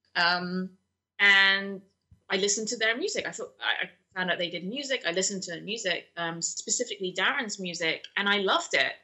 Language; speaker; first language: English; native; English